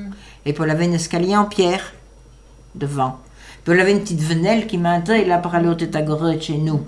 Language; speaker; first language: French; native; French